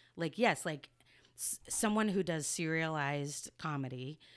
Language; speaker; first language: English; native; English